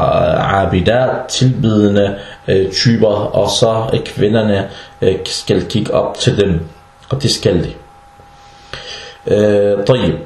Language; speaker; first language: Danish; early bilingual, other home language; Arabic